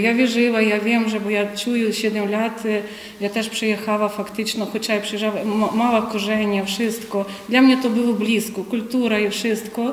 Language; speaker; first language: Polish; non-native, fluent; Ukrainian